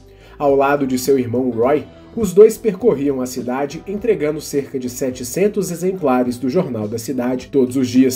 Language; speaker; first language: Portuguese; native; Portuguese